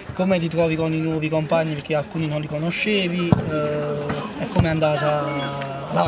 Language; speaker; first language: Italian; native; Italian